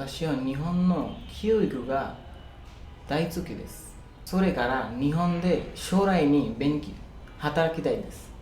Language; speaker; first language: Japanese; non-native, learner; Bangla